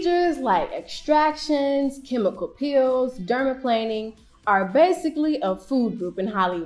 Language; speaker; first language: English; native; English